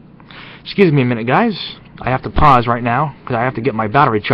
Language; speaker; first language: English; native; English